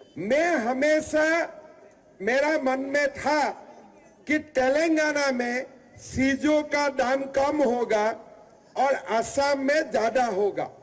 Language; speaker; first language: Hindi; non-native, local second language; Assamese